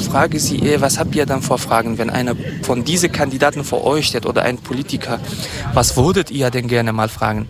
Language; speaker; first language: German; non-native, fluent; Kurdish